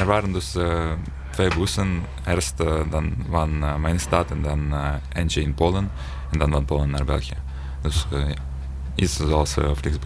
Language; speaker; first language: Dutch; non-native, learner; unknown